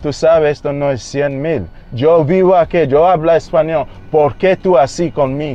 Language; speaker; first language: Spanish; non-native, learner; English